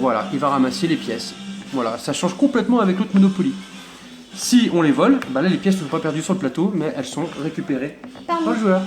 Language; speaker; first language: French; native; French